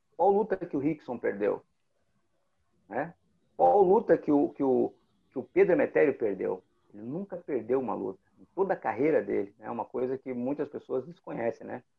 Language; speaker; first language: Portuguese; native; Portuguese